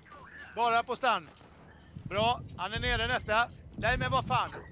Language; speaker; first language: Swedish; native; Swedish